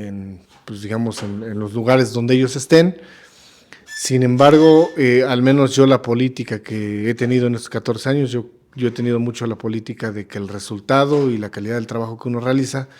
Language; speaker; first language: Spanish; native; Spanish